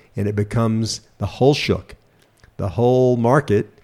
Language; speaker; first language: English; native; English